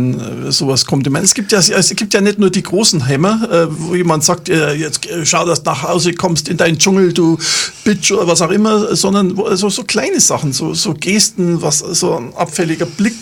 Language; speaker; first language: German; native; German